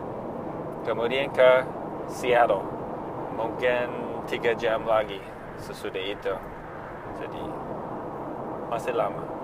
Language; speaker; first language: Indonesian; non-native, fluent; English